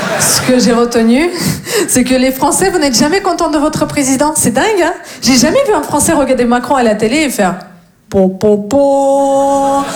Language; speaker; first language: French; non-native, fluent; Russian